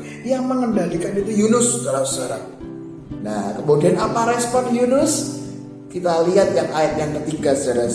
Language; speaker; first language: Indonesian; native; Indonesian